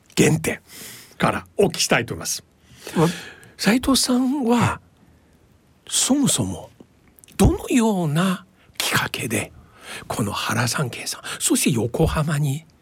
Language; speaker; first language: Japanese; non-native, fluent; Chinese